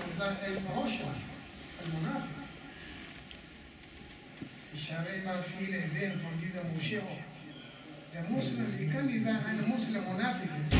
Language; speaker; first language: German; non-native, learner; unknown